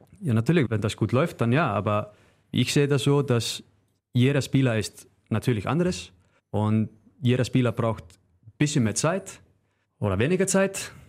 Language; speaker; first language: German; non-native, learner; Icelandic